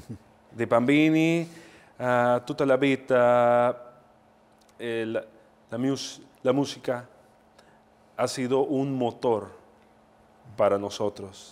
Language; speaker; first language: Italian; non-native, learner; Spanish